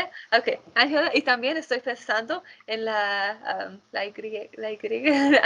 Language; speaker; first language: Spanish; non-native, fluent; English